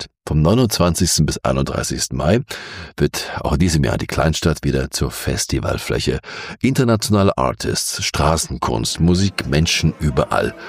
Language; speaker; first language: German; native; German